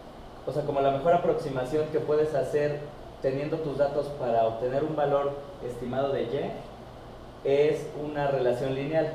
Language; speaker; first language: Spanish; native; Spanish